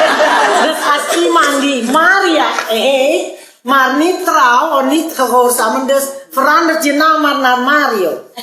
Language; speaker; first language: Dutch; non-native, learner; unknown